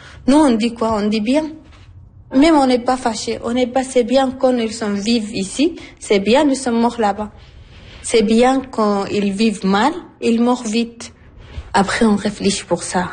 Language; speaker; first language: French; non-native, learner; Arabic